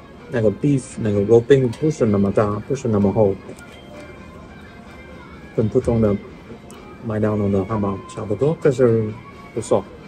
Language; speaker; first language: Chinese; non-native, fluent; English